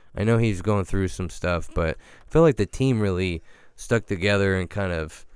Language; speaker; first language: English; early bilingual, other home language; Italian